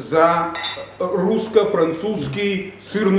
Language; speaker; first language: Russian; native; Russian